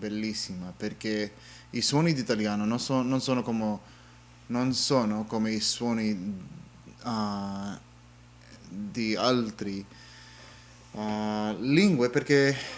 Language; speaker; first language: Italian; non-native, learner; English